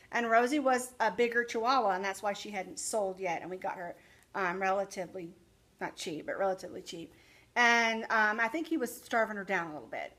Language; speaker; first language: English; native; English